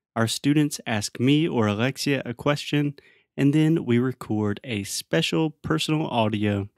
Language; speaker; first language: English; native; English